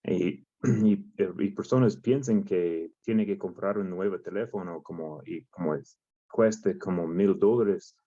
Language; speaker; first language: Spanish; non-native, learner; English